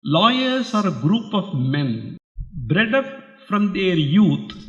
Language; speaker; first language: English; non-native, local second language; Tamil